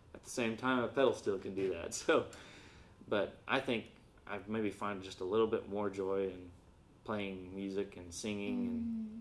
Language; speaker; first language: English; native; English